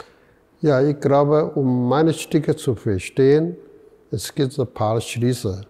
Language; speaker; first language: German; non-native, fluent; Chinese